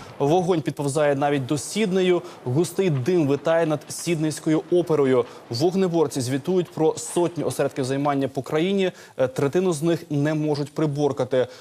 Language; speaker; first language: Ukrainian; native; Ukrainian